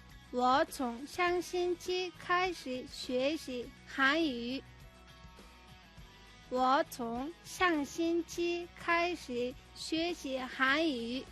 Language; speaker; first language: Chinese; non-native, fluent; Mongolian